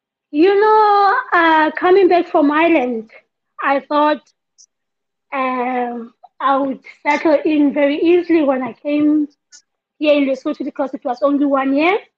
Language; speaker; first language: English; non-native, local second language; Southern Sotho